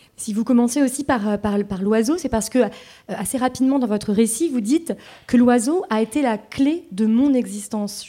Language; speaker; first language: French; native; French